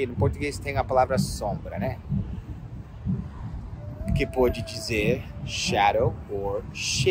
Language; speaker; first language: Portuguese; non-native, fluent; English